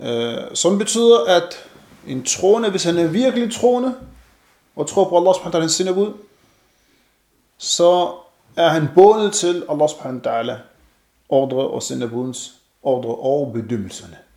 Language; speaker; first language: Danish; non-native, fluent; Arabic